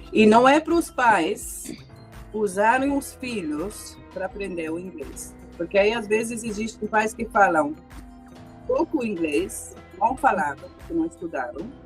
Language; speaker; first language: Portuguese; native; Portuguese